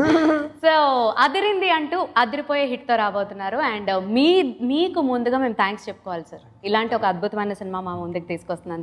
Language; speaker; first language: Telugu; native; Telugu